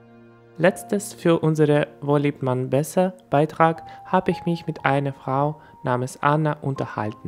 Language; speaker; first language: German; non-native, fluent; Russian